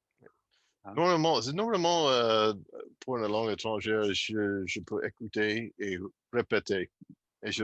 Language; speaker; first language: French; non-native, fluent; English